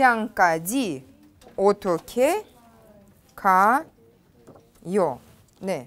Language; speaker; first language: Korean; non-native, fluent; Russian